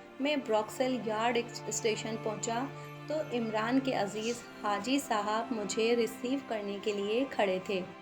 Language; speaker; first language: Urdu; non-native, local second language; Pahari-Potwari